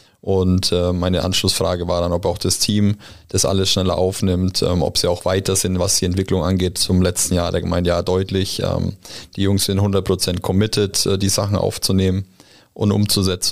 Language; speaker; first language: German; native; German